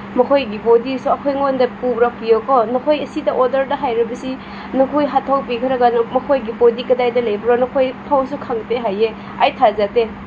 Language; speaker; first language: Manipuri; non-native, local second language; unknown